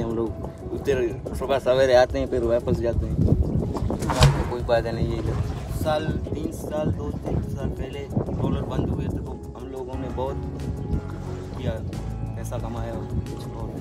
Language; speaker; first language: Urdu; non-native, local second language; Baluchi